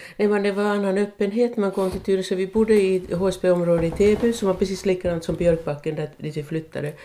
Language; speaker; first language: Swedish; non-native, local second language; Finnish